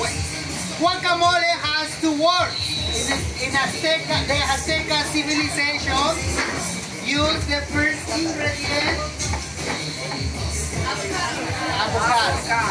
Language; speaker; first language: English; non-native, fluent; Spanish